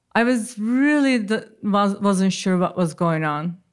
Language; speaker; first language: English; non-native, fluent; Turkish